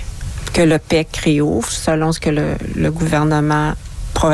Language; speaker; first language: French; native; French